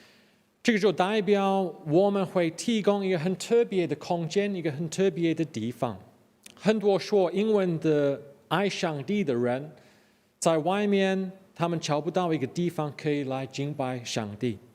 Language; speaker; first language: Chinese; non-native, fluent; English